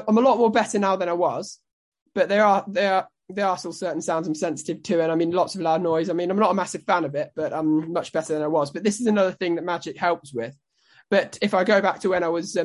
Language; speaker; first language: English; native; English